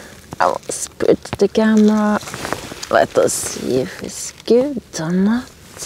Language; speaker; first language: English; non-native, learner; Norwegian